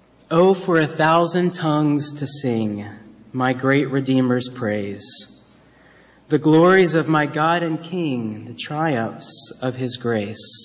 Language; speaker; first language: English; native; English